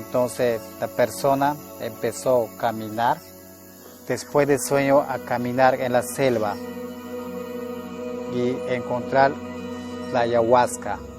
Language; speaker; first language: Spanish; non-native, local second language; Shipibo-Conibo